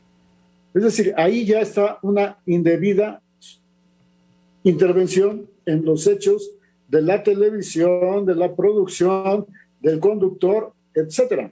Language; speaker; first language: Spanish; native; Spanish